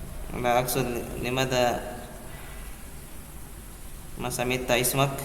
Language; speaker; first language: Arabic; non-native, fluent; Indonesian